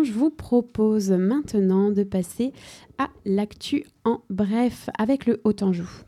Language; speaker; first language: French; native; French